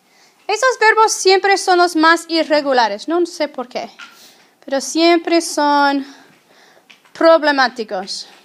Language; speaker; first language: Spanish; non-native, fluent; English